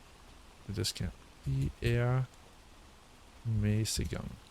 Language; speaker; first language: German; non-native, learner; English